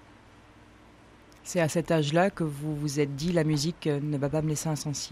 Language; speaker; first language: French; native; French